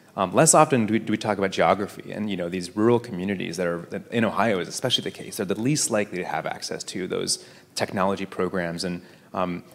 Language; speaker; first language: English; native; English